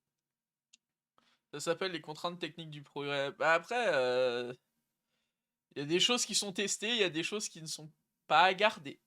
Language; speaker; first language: French; native; French